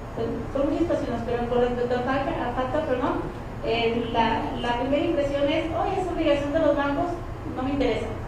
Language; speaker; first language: Spanish; native; Spanish